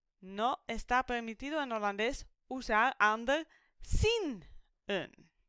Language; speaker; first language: Spanish; non-native, fluent; Dutch